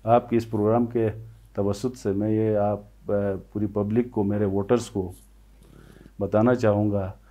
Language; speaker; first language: Urdu; non-native, local second language; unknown